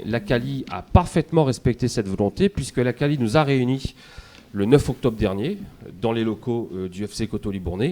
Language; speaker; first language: French; native; French